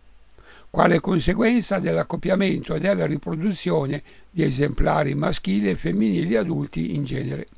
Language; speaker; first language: Italian; native; Italian